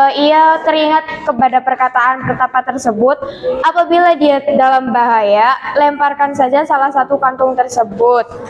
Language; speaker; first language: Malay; non-native, local second language; Javanese